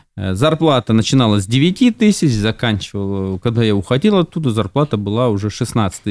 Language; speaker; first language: Russian; native; Russian